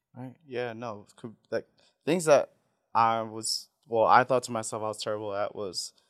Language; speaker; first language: English; non-native, fluent; Filipino